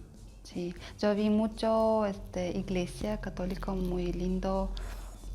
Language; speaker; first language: Spanish; non-native, learner; Russian